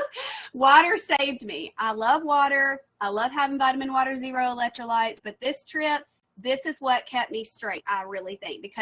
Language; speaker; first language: English; native; English